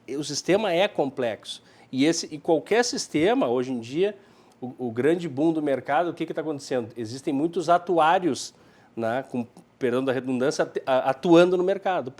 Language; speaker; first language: Portuguese; native; Portuguese